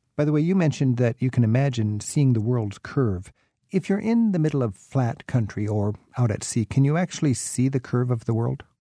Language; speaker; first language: English; native; English